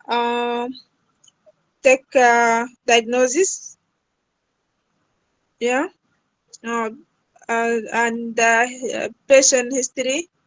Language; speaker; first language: English; non-native, learner; Arabic